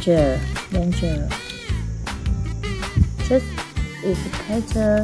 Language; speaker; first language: English; non-native, learner; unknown